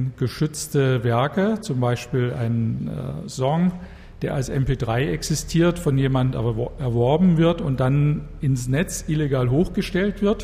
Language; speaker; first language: German; native; German